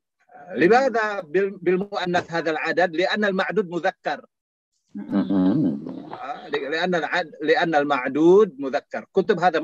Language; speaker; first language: Arabic; non-native, fluent; Indonesian